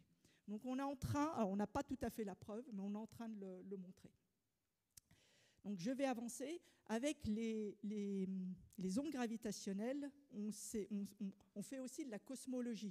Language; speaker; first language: French; native; French